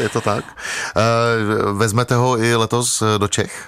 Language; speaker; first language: Czech; native; Czech